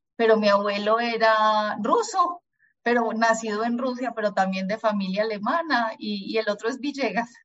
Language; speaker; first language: Spanish; early bilingual, other home language; German